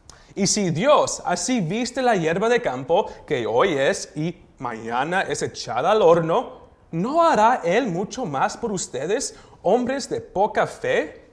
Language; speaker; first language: Spanish; early bilingual, heritage; Spanish